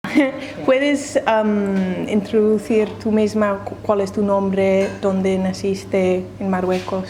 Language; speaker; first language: Spanish; non-native, learner; English